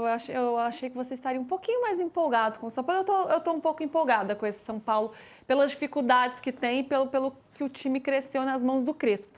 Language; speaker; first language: Portuguese; native; Portuguese